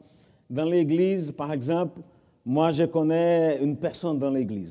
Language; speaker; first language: French; non-native, fluent; Portuguese